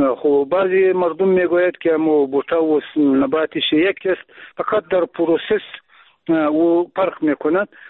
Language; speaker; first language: Persian; non-native, local second language; Pashto